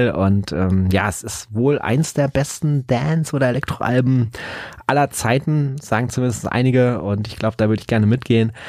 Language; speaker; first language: German; native; German